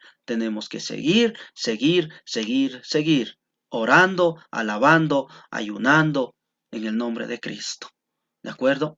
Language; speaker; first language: Spanish; native; Spanish